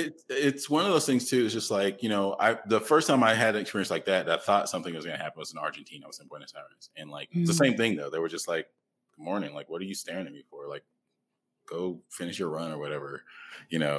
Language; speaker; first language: English; native; English